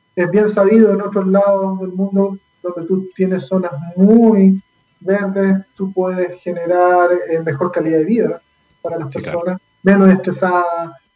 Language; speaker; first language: Spanish; native; Spanish